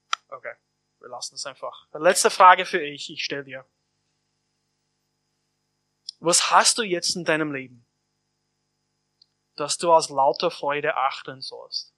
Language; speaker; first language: German; non-native, fluent; English